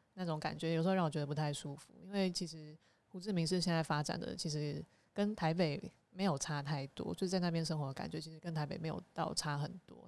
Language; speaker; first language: Chinese; non-native, fluent; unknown